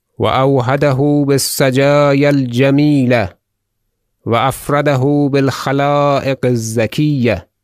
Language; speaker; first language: Arabic; non-native, fluent; Persian